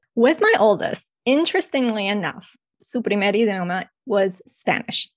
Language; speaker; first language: English; early bilingual, other home language; Spanish